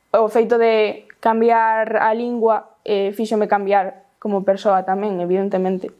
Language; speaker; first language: Galician; non-native, local second language; Spanish